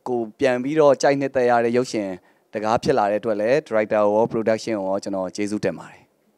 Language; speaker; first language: Burmese; native; Burmese